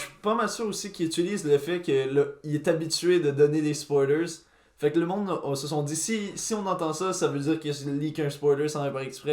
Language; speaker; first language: French; native; French